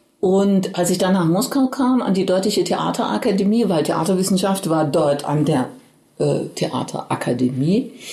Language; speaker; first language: German; native; German